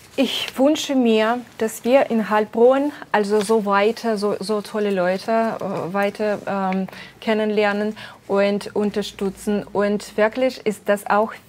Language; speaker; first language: German; non-native, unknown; Russian